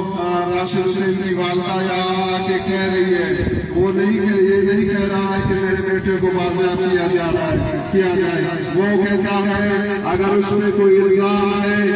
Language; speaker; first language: Urdu; non-native, local second language; Baluchi